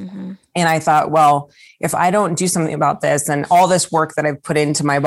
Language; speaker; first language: English; native; English